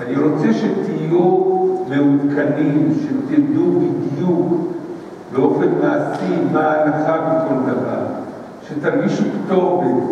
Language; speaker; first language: Hebrew; early bilingual, other home language; Spanish